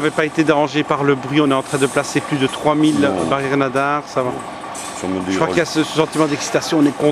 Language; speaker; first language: French; native; French